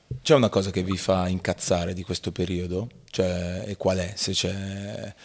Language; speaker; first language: Italian; native; Italian